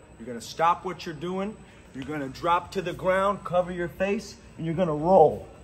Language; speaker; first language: English; native; English